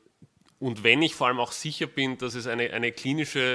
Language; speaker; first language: German; native; German